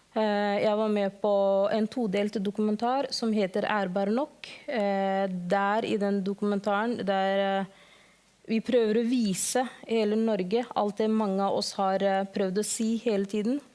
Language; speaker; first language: Norwegian; early bilingual, other home language; Somali